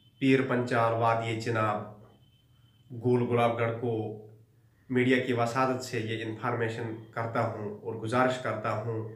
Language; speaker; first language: Hindi; non-native, local second language; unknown